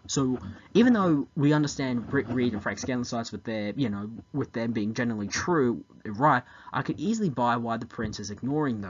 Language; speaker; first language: English; native; English